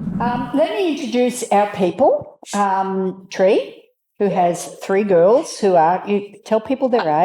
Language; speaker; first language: English; native; English